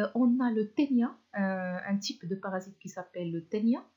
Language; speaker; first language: French; non-native, local second language; Arabic